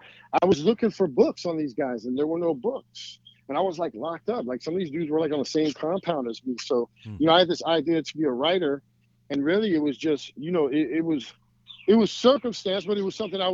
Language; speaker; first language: English; native; English